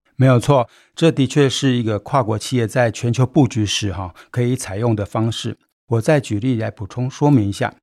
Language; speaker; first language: Chinese; native; Chinese